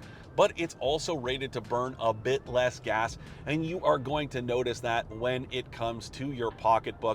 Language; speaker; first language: English; native; English